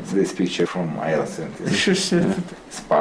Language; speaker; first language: English; non-native, learner; Russian